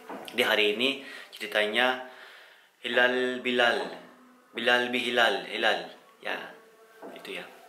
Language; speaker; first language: Indonesian; non-native, fluent; Turkish